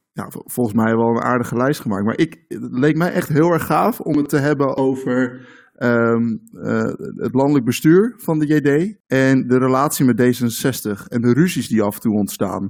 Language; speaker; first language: Dutch; native; Dutch